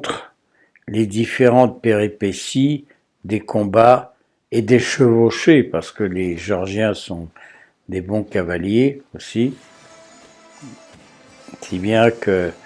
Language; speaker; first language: French; early bilingual, other home language; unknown